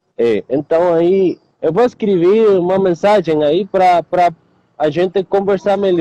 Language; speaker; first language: Portuguese; non-native, learner; Spanish